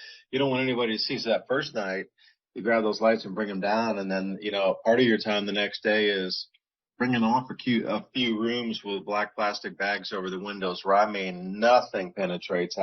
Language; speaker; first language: English; native; English